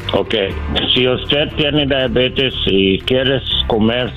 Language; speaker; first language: Spanish; non-native, learner; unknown